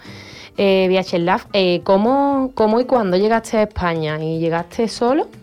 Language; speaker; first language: Spanish; native; Spanish